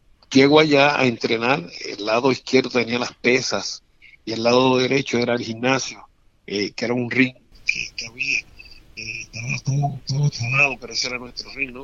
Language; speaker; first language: Spanish; native; Spanish